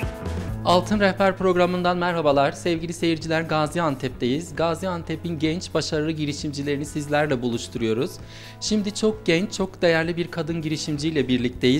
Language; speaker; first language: Turkish; native; Turkish